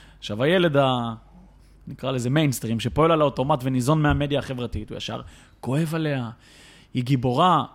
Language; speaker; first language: Hebrew; native; Hebrew